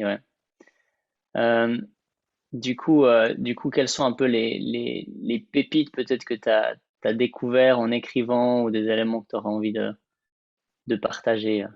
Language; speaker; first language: French; native; French